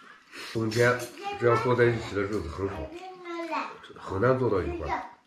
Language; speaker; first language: Chinese; non-native, local second language; Kazakh